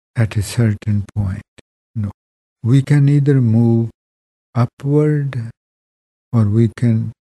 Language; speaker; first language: English; non-native, local second language; Punjabi